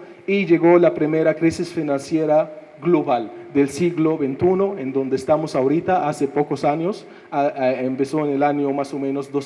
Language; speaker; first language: Spanish; non-native, fluent; Arabic